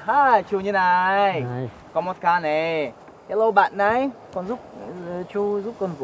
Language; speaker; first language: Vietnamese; non-native, learner; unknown